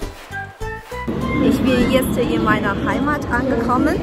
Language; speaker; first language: German; non-native, fluent; Chinese